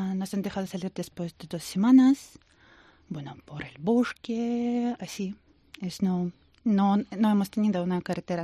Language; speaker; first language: Spanish; non-native, learner; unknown